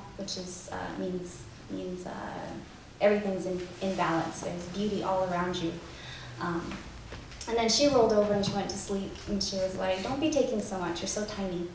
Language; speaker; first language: English; native; English